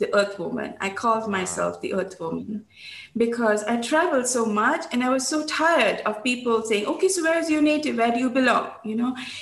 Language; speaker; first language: English; non-native, local second language; Bangla